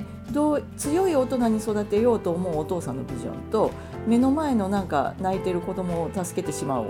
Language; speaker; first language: Japanese; native; Japanese